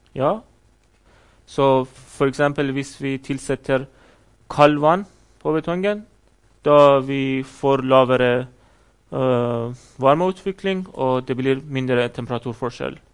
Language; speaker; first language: Norwegian; non-native, learner; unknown